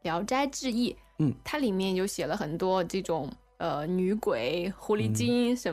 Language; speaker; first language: Chinese; native; Chinese